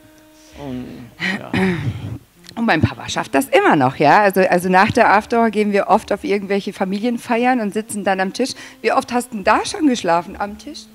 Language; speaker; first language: German; native; German